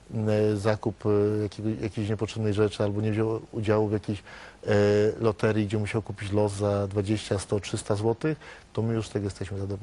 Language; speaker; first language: Polish; native; Polish